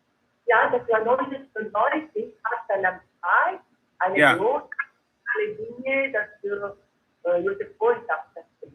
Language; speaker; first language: German; non-native, learner; Korean